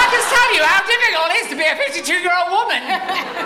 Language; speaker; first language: English; native; English